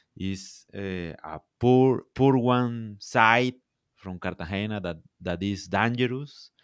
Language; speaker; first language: English; non-native, learner; Spanish